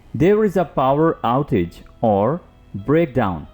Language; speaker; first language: English; non-native, local second language; Urdu